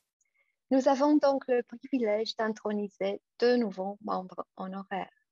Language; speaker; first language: French; non-native, fluent; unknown